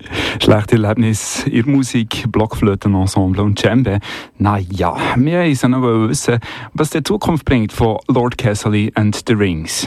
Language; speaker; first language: German; native; German